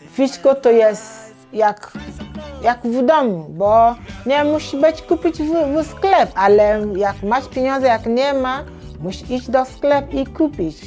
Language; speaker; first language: Polish; non-native, learner; Igbo